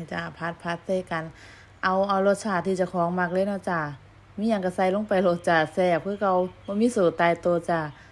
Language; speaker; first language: Thai; native; Thai